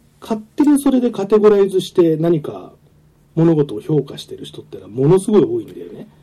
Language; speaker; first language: Japanese; native; Japanese